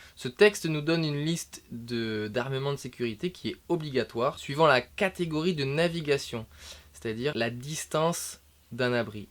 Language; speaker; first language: French; native; French